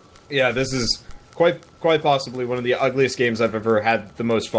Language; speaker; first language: English; native; English